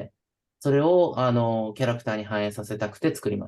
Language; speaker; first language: Japanese; native; Japanese